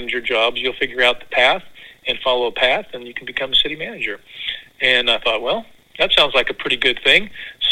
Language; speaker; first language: English; native; English